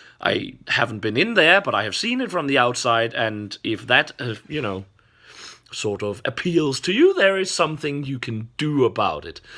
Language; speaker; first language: English; non-native, fluent; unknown